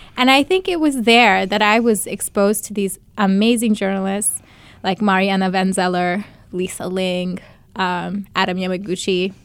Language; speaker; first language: English; early bilingual, other home language; Bangla